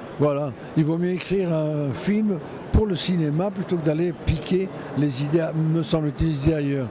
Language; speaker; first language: French; native; French